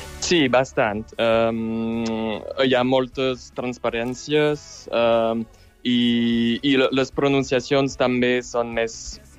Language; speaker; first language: Catalan; non-native, fluent; French